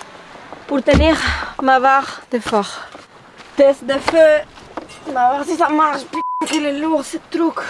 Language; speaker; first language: French; non-native, fluent; Spanish